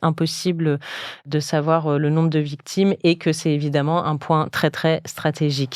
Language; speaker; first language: French; native; French